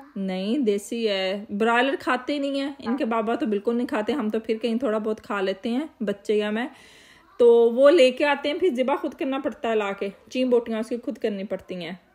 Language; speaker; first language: Urdu; native; Urdu